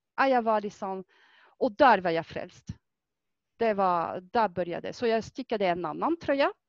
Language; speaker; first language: Swedish; non-native, fluent; French